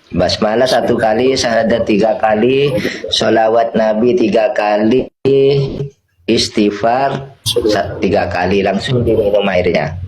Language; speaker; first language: Indonesian; non-native, local second language; Madurese